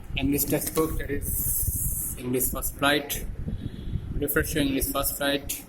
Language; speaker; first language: English; non-native, local second language; Hindi